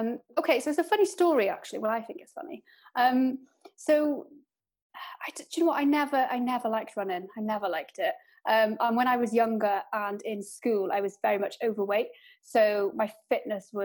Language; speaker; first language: English; native; English